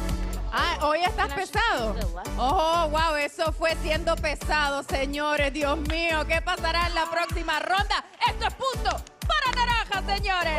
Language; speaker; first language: Spanish; native; Spanish